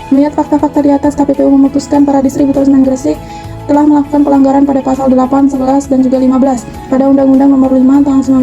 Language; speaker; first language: Indonesian; native; Indonesian